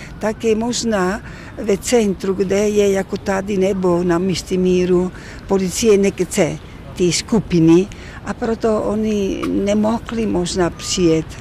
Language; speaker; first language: Czech; non-native, learner; Italian